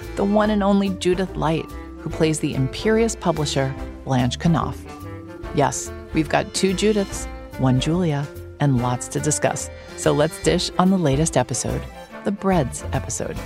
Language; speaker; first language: English; native; English